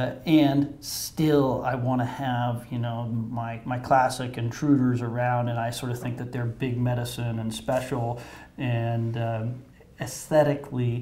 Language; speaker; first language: English; native; English